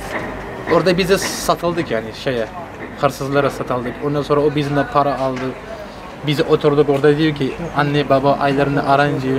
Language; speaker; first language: Turkish; non-native, learner; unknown